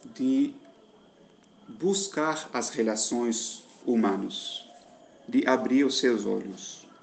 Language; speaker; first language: Portuguese; non-native, fluent; Dutch